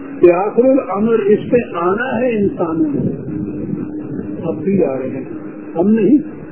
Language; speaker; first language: Urdu; non-native, local second language; Punjabi